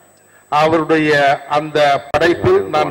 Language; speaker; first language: Tamil; native; Tamil